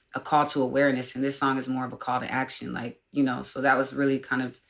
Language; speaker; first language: English; native; English